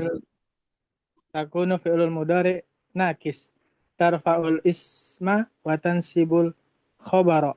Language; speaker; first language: Arabic; non-native, learner; Indonesian